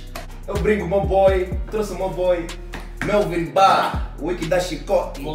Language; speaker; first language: Portuguese; native; Portuguese